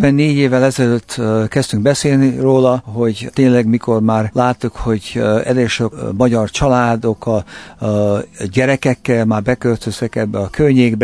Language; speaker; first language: Hungarian; early bilingual, heritage; Hungarian